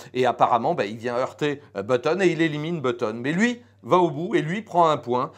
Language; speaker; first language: French; native; French